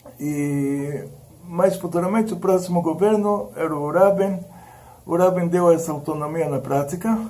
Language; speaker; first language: Portuguese; early bilingual, other home language; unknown